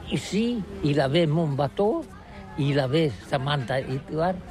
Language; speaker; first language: French; non-native, learner; Catalan